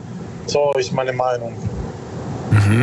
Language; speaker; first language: German; non-native, learner; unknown